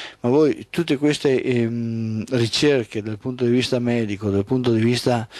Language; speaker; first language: Italian; native; Italian